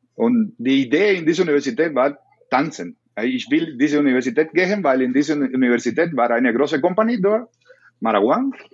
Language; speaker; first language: German; non-native, learner; Spanish